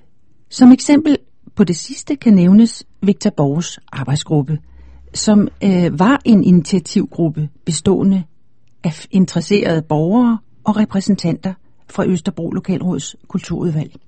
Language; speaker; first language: Danish; native; Danish